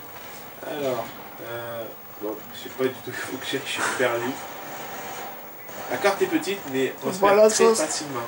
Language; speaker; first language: French; native; French